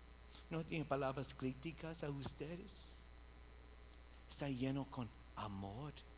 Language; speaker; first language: Spanish; early bilingual, heritage; English